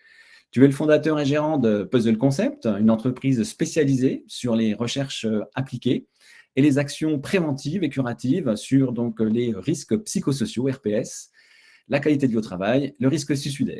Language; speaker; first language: French; native; French